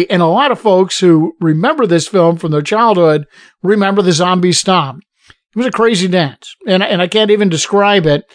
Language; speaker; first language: English; native; English